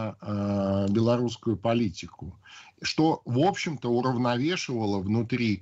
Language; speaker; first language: Russian; native; Russian